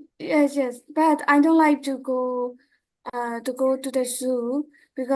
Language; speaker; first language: English; non-native, learner; Burmese